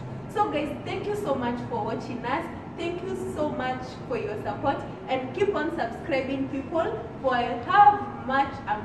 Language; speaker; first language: English; non-native, local second language; Swahili